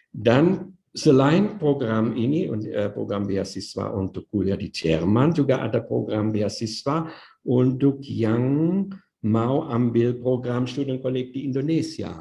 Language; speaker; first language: Indonesian; non-native, fluent; German